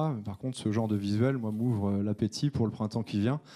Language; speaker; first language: French; native; French